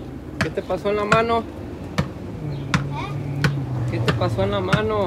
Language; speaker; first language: Spanish; native; Spanish